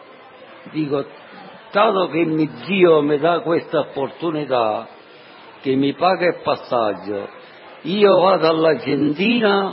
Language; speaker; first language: Italian; non-native, learner; Sicilian